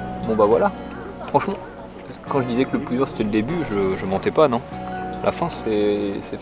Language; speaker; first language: French; native; French